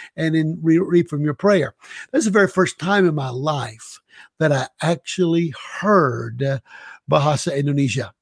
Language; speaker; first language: English; native; English